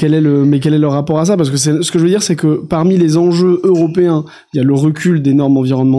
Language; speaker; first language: French; native; French